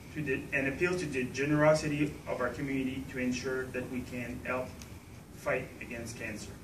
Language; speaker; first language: English; non-native, local second language; French